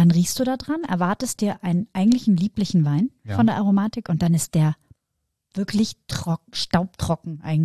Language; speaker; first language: German; native; German